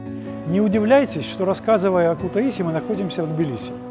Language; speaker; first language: Russian; native; Russian